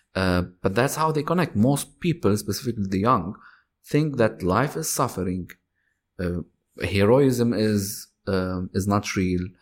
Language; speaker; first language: English; non-native, fluent; Arabic